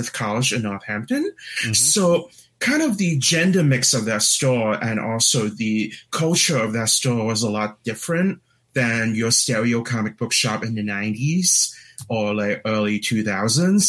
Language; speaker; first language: English; non-native, local second language; Cantonese